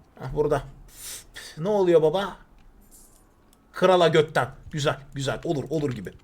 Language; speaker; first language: Turkish; native; Turkish